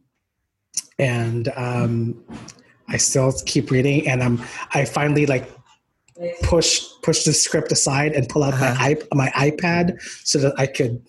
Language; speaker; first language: English; non-native, local second language; Filipino